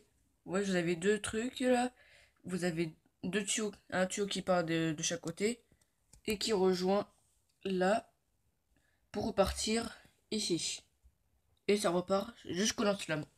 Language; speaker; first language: French; native; French